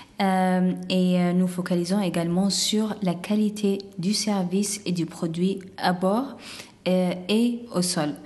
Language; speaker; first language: French; non-native, fluent; Arabic